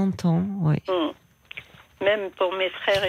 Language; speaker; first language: French; non-native, fluent; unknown